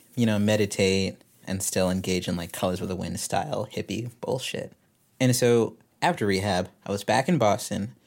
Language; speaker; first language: English; native; English